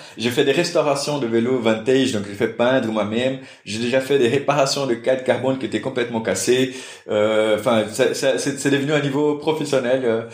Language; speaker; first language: French; non-native, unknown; Portuguese